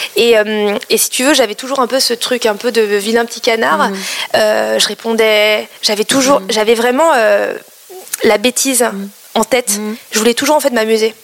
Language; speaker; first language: French; native; French